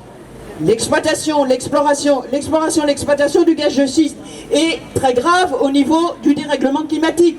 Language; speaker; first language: French; native; French